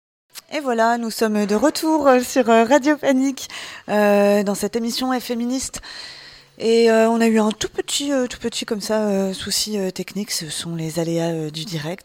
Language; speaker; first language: French; native; French